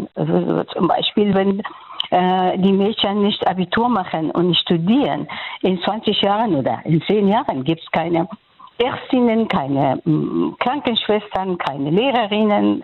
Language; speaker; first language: German; non-native, fluent; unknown